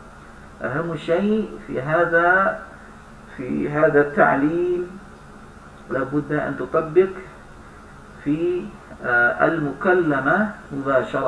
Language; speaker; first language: Arabic; non-native, fluent; Indonesian